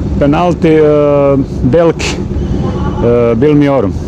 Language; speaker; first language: Turkish; non-native, learner; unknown